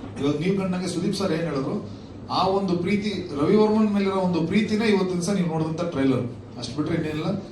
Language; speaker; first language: Kannada; native; Kannada